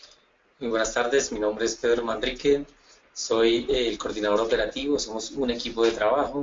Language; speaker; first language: Spanish; native; Spanish